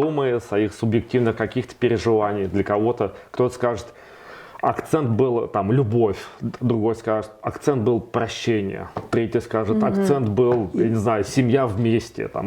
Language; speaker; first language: Russian; native; Russian